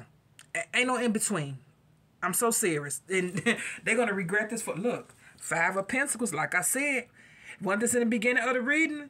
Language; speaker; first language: English; native; English